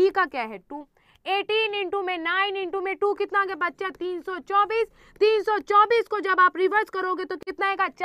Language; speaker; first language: Hindi; native; Hindi